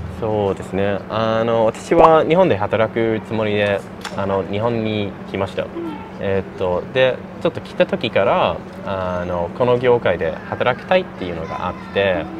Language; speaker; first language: Japanese; non-native, fluent; English